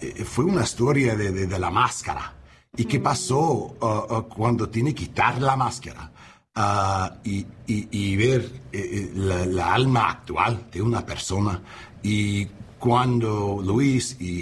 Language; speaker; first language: Spanish; non-native, learner; English